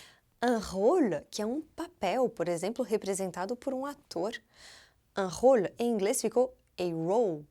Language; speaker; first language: Portuguese; non-native, fluent; French